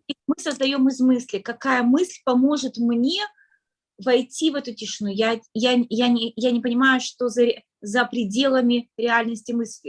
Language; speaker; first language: Russian; native; Russian